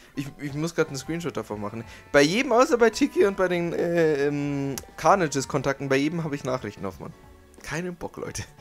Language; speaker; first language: German; native; German